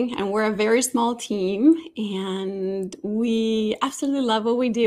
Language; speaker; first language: English; non-native, fluent; Spanish